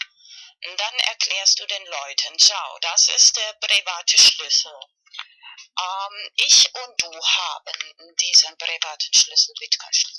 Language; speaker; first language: German; non-native, fluent; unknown